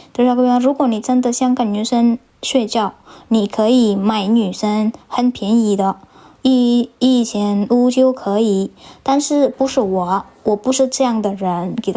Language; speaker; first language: Chinese; non-native, learner; Indonesian